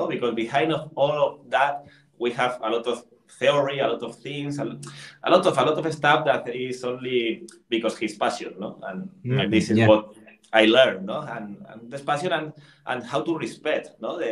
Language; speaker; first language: English; non-native, learner; Spanish